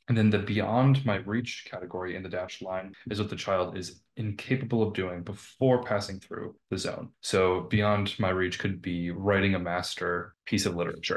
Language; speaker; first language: English; native; English